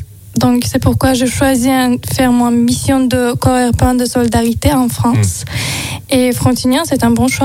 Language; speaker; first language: French; non-native, learner; Azerbaijani